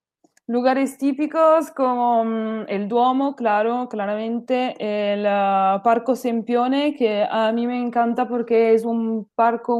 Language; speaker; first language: Spanish; non-native, learner; Italian